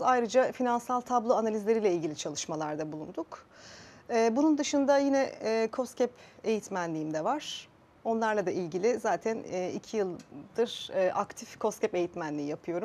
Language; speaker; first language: Turkish; native; Turkish